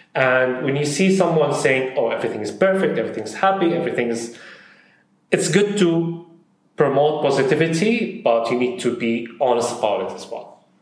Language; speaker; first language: English; non-native, fluent; Arabic